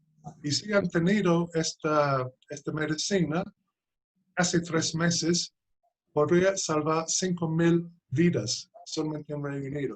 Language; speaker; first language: Spanish; non-native, fluent; English